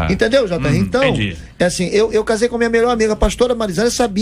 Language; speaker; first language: Portuguese; native; Portuguese